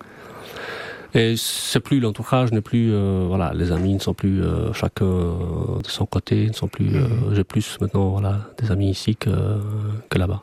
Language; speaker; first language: French; non-native, fluent; Albanian